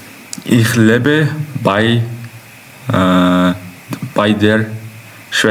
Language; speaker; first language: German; non-native, learner; Uzbek